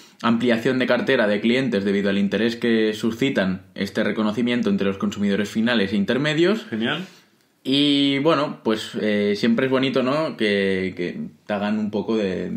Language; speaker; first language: Spanish; native; Spanish